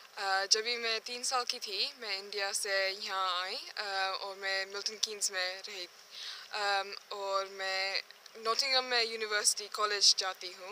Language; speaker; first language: Hindi; early bilingual, heritage; Hindi